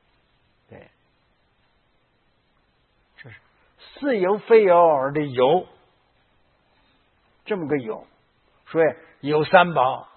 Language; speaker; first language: Chinese; native; Chinese